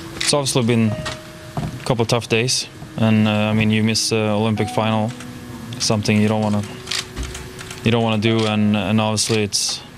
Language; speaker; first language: English; non-native, fluent; Swedish